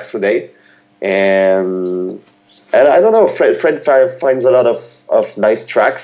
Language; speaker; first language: English; non-native, fluent; French